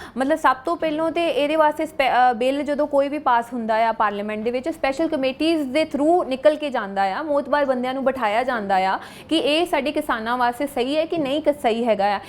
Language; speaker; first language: Punjabi; native; Punjabi